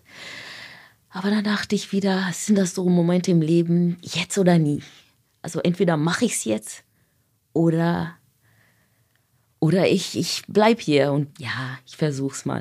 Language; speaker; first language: German; non-native, fluent; Swahili